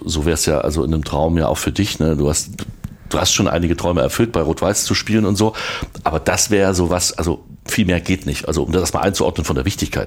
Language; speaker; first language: German; native; German